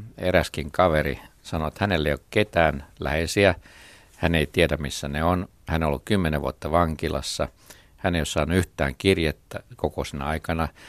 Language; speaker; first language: Finnish; native; Finnish